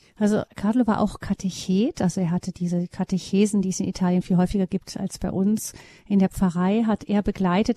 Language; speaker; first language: German; native; German